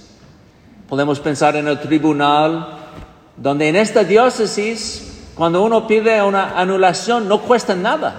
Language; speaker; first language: Spanish; non-native, fluent; English